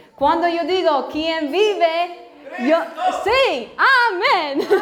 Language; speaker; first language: Spanish; non-native, learner; English